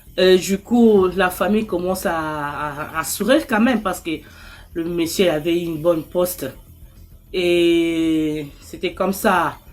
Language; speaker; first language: French; non-native, local second language; Lingala